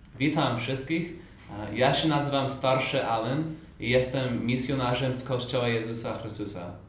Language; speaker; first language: Polish; non-native, fluent; English